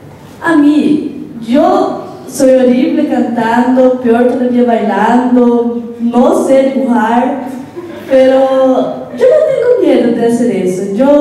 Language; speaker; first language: Spanish; non-native, local second language; Portuguese